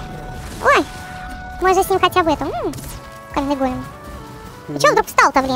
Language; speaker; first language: Russian; native; Russian